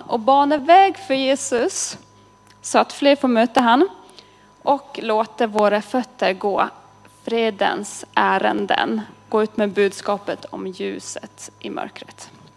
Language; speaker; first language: Swedish; native; Swedish